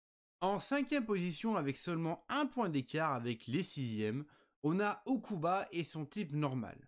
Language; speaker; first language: French; native; French